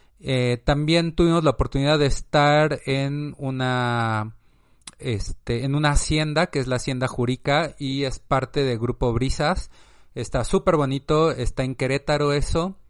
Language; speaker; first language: Spanish; native; Spanish